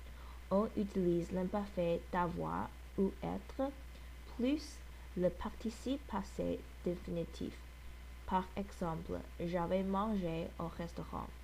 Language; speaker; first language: French; non-native, learner; English